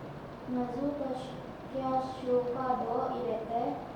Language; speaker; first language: Japanese; non-native, learner; Indonesian